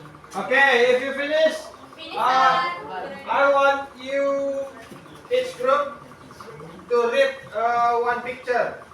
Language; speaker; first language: English; non-native, learner; Indonesian